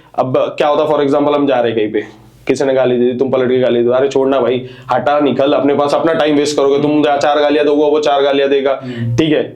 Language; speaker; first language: Hindi; non-native, local second language; Marathi